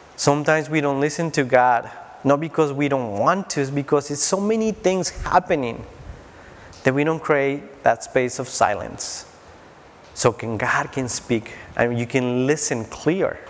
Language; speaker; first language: English; non-native, fluent; Spanish